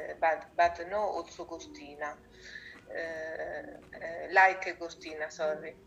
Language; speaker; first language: English; non-native, learner; Italian